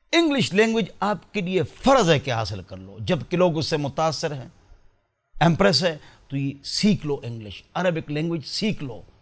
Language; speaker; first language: Urdu; non-native, local second language; Pashto